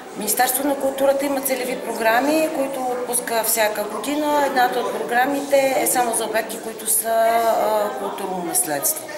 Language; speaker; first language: Bulgarian; native; Bulgarian